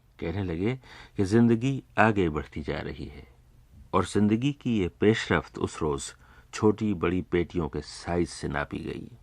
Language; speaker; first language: Urdu; native; Urdu